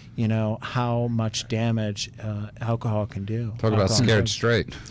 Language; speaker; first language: English; native; English